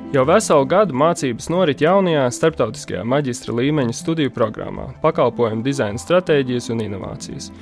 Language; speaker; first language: Latvian; native; Latvian